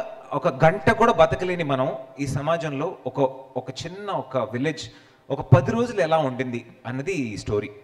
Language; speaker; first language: Telugu; native; Telugu